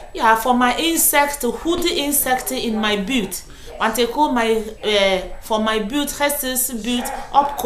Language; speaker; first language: Dutch; non-native, learner; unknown